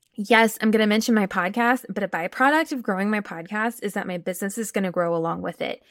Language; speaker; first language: English; native; English